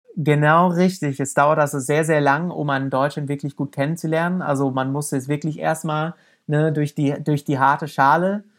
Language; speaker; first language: German; non-native, fluent; English